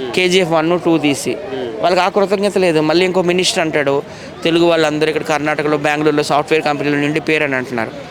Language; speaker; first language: Telugu; native; Telugu